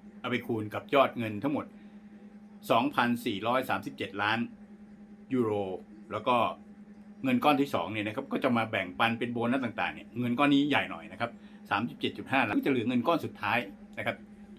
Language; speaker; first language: Thai; native; Thai